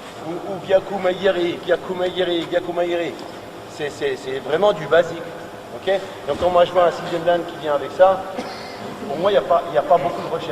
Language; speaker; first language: French; native; French